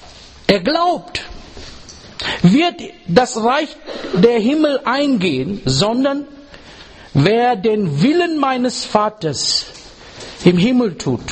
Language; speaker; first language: German; non-native, learner; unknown